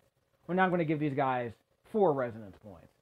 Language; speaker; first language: English; native; English